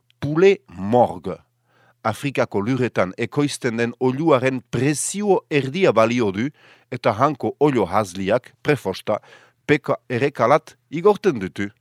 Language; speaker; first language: Basque; native; Basque